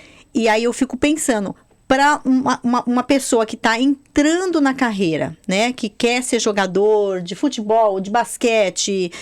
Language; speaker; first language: Portuguese; native; Portuguese